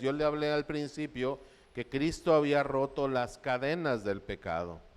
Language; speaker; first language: Spanish; native; Spanish